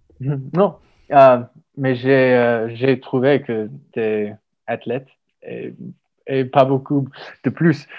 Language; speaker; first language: French; non-native, learner; English